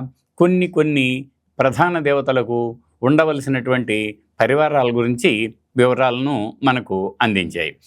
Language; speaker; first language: Telugu; native; Telugu